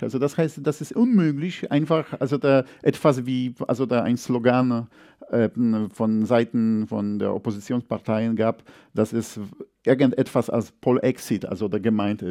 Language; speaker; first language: German; non-native, fluent; Polish